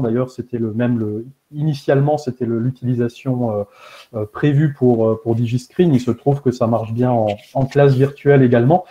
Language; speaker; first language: French; native; French